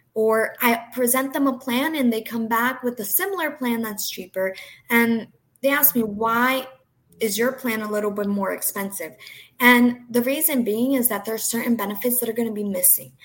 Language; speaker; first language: English; early bilingual, other home language; Portuguese